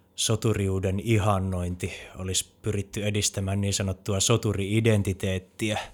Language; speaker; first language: Finnish; native; Finnish